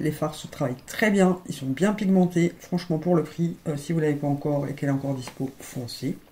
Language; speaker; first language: French; native; French